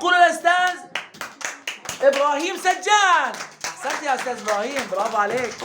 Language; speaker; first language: Arabic; native; Arabic